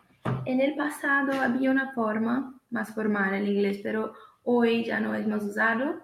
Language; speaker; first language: Spanish; non-native, fluent; Portuguese